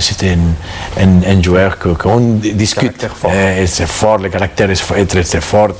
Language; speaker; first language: French; non-native, fluent; Catalan